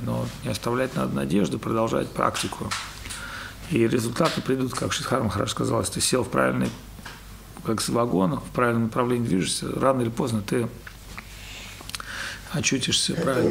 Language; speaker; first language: Russian; native; Russian